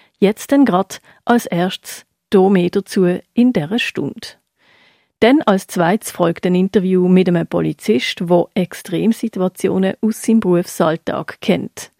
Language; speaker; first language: German; native; German